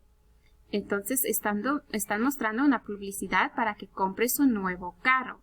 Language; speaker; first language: Spanish; early bilingual, heritage; Spanish